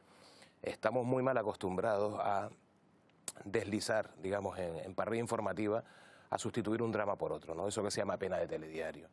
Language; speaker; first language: Spanish; native; Spanish